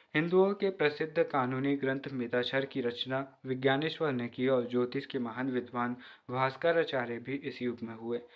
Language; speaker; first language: Hindi; native; Hindi